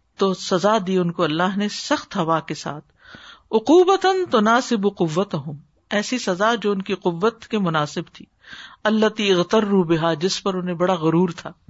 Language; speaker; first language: Urdu; native; Urdu